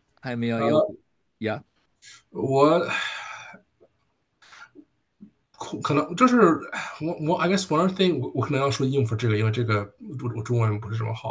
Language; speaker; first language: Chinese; early bilingual, heritage; Chinese